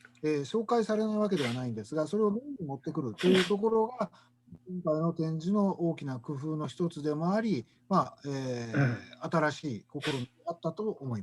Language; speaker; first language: Japanese; native; Japanese